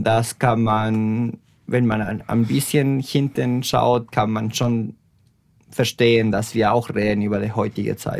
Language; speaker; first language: German; non-native, fluent; Spanish